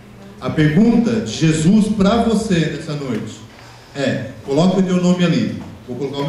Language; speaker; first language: Portuguese; native; Portuguese